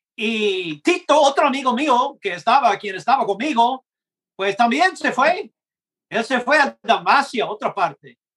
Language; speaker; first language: Spanish; non-native, fluent; English